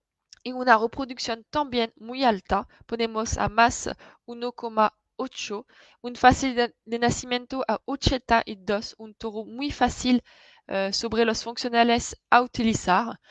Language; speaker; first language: Spanish; non-native, fluent; French